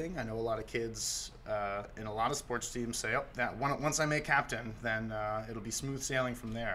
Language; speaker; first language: English; native; English